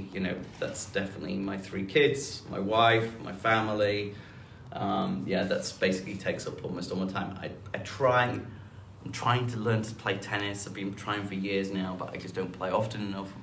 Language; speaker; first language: English; native; English